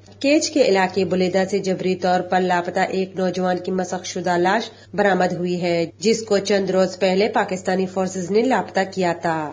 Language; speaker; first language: Urdu; non-native, local second language; Baluchi